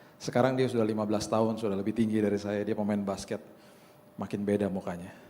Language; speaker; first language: Indonesian; native; Indonesian